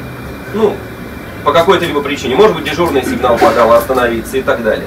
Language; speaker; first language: Russian; native; Russian